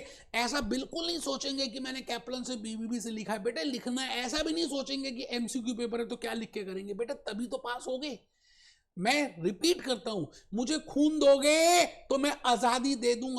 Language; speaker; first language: Hindi; native; Hindi